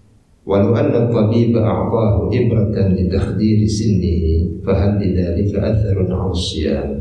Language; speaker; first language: Arabic; non-native, fluent; Indonesian